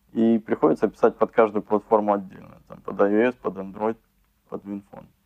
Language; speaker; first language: Russian; native; Russian